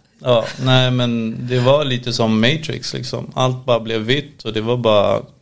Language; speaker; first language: Swedish; native; Swedish